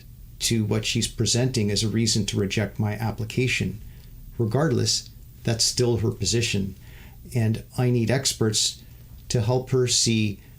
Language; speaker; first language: English; native; English